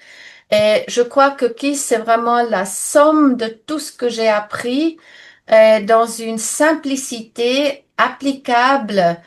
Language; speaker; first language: French; non-native, fluent; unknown